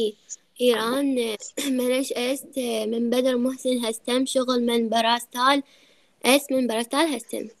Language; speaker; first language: Persian; non-native, learner; Arabic